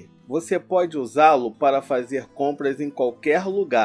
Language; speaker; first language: Portuguese; native; Portuguese